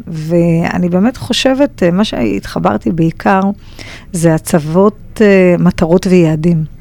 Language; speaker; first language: Hebrew; native; Hebrew